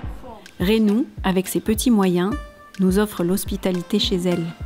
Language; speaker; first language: French; native; French